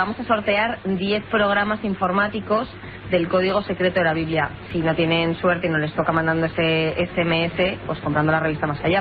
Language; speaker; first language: Spanish; native; Spanish